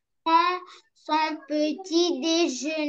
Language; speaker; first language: French; non-native, learner; Arabic